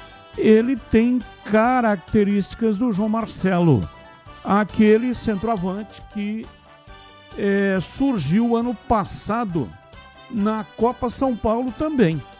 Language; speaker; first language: Portuguese; native; Portuguese